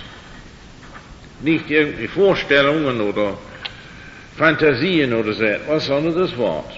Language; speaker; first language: German; non-native, fluent; English